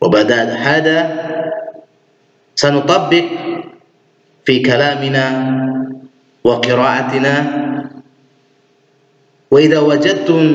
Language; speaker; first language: Arabic; non-native, fluent; Indonesian